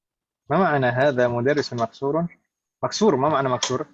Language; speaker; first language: Arabic; non-native, fluent; Indonesian